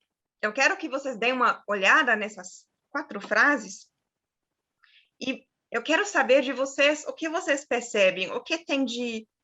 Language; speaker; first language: Portuguese; non-native, fluent; German